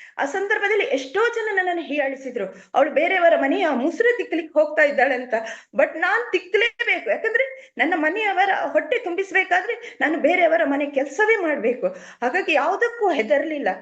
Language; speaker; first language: Kannada; native; Kannada